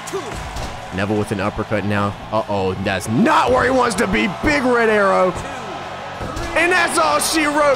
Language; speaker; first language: English; native; English